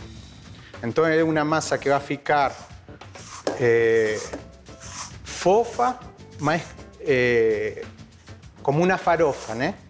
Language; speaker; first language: Portuguese; non-native, fluent; Spanish